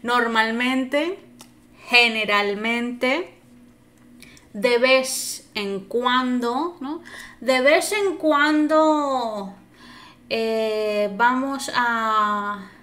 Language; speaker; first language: Spanish; non-native, fluent; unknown